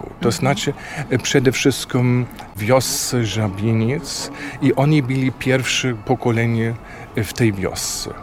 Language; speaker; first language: Polish; non-native, fluent; German